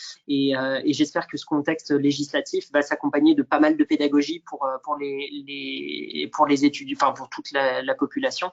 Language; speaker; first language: French; native; French